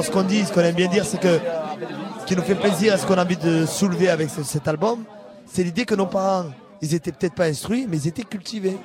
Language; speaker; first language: French; native; French